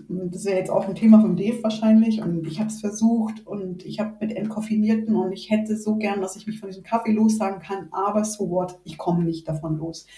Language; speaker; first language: German; native; German